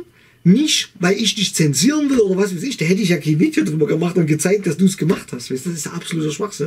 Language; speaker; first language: German; native; German